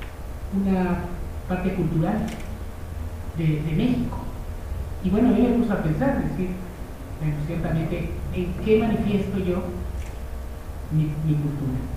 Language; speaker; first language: Spanish; native; Spanish